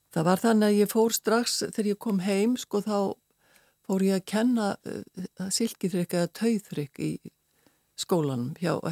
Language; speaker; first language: Icelandic; native; Icelandic